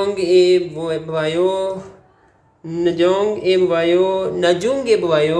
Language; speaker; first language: Korean; non-native, learner; Urdu